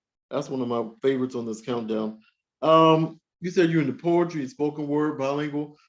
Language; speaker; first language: English; native; English